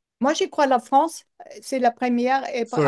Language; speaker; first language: French; non-native, learner; English